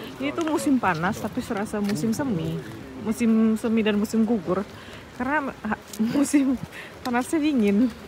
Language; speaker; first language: Indonesian; native; Indonesian